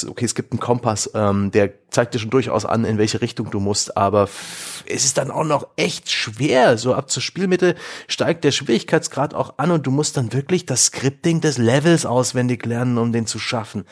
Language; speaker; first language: German; native; German